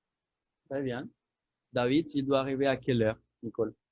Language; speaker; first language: French; non-native, fluent; Spanish